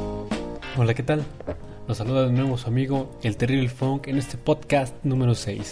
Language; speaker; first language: Spanish; native; Spanish